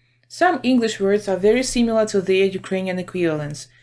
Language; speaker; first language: English; non-native, fluent; Ukrainian